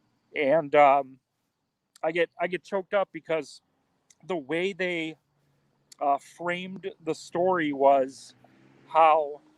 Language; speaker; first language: English; native; English